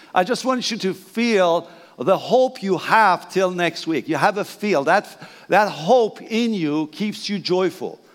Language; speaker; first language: English; non-native, fluent; Persian